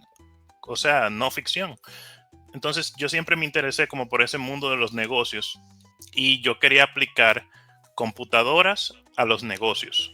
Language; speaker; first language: Spanish; native; Spanish